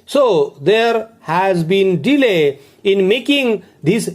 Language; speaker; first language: English; non-native, local second language; Marathi